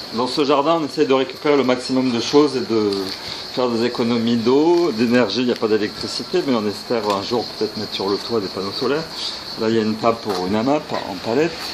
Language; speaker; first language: French; native; French